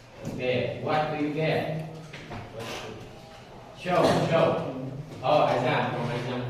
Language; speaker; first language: English; non-native, learner; Indonesian